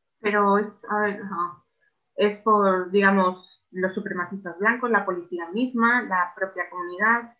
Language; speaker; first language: Spanish; native; Spanish